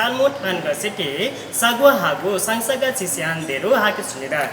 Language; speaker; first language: Korean; non-native, learner; Nepali